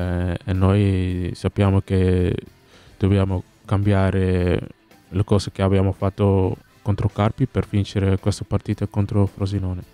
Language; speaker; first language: Italian; non-native, learner; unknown